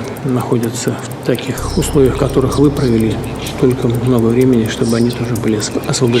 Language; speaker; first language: Russian; native; Russian